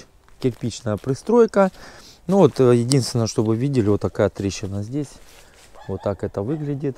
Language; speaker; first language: Russian; native; Russian